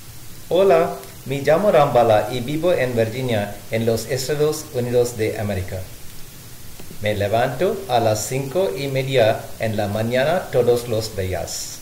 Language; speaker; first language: Spanish; non-native, learner; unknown